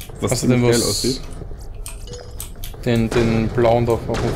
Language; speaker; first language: German; native; German